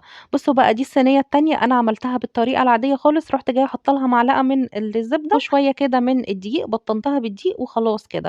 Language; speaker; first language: Arabic; native; Arabic